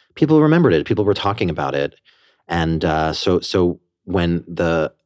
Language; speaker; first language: English; native; English